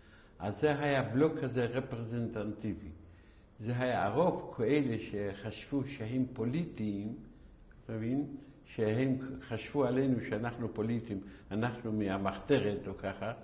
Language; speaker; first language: Hebrew; non-native, fluent; Yiddish